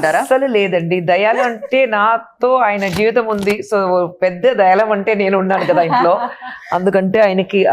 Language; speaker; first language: Telugu; non-native, fluent; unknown